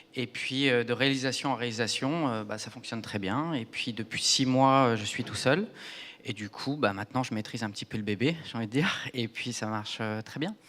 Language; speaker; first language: French; native; French